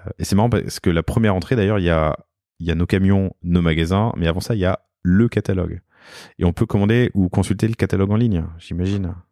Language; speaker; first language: French; native; French